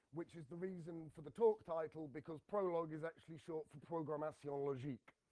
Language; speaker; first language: English; native; English